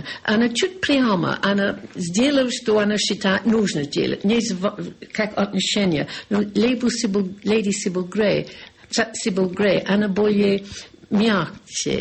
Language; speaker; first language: Russian; non-native, learner; English